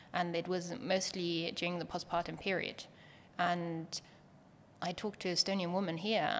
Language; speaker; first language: English; non-native, fluent; German